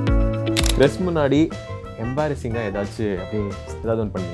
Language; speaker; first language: Tamil; native; Tamil